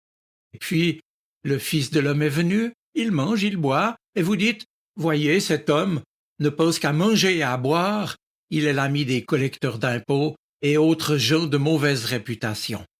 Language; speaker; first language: French; native; French